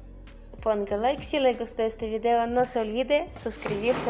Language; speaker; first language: Spanish; non-native, learner; Ukrainian